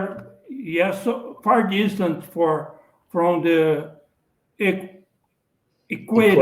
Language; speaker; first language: English; non-native, learner; Portuguese